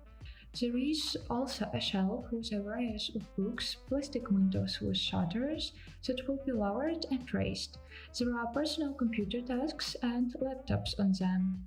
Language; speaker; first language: English; non-native, fluent; Ukrainian